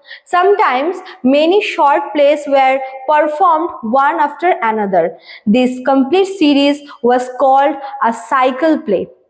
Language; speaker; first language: English; non-native, local second language; Bangla